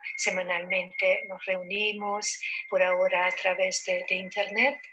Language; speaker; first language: Spanish; non-native, fluent; Hungarian